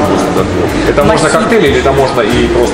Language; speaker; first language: Russian; native; Russian